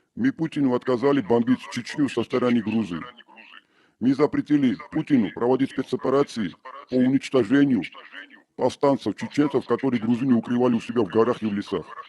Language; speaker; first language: Russian; non-native, local second language; Georgian